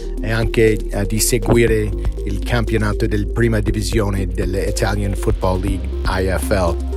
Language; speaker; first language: Italian; non-native, fluent; English